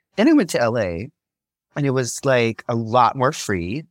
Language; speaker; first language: English; native; English